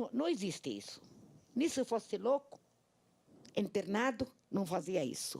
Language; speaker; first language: Portuguese; non-native, learner; Arabic